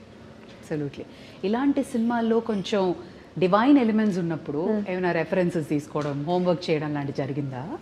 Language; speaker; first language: Telugu; native; Telugu